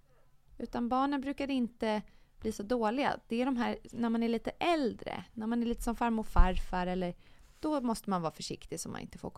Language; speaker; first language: Swedish; native; Swedish